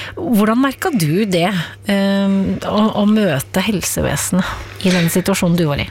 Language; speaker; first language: Norwegian; native; Norwegian